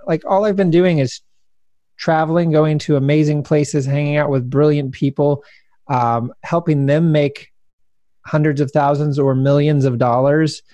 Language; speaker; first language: English; native; English